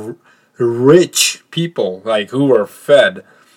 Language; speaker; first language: English; non-native, local second language; Punjabi